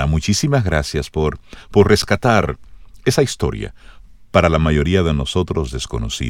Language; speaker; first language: Spanish; native; Spanish